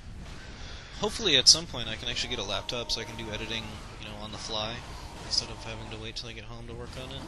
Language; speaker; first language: English; native; English